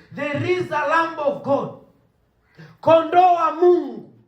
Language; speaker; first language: English; non-native, local second language; Swahili